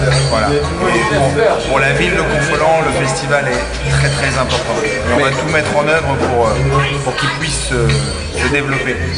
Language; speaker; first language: French; native; French